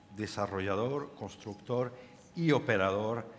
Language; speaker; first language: Spanish; non-native, fluent; French